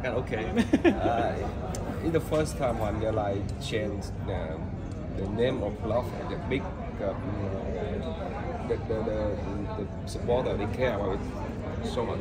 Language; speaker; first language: English; non-native, learner; Vietnamese